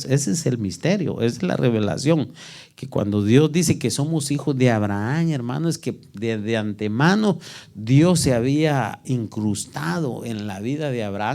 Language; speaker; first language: Spanish; native; Spanish